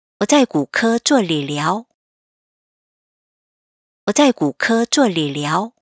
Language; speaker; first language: Chinese; non-native, fluent; Korean